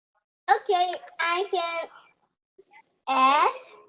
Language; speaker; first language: English; non-native, learner; Vietnamese